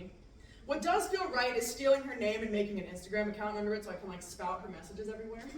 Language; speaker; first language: English; native; English